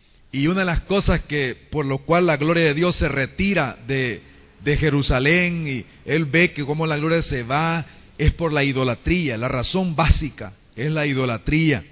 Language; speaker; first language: Spanish; native; Spanish